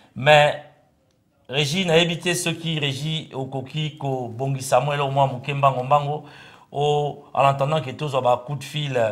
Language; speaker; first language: French; non-native, local second language; Lingala